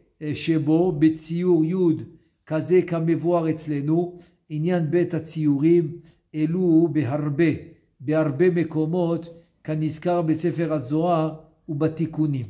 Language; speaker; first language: Hebrew; non-native, fluent; French